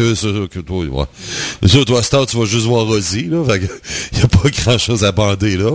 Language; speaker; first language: French; native; French